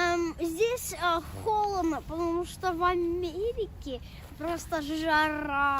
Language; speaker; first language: Russian; early bilingual, heritage; English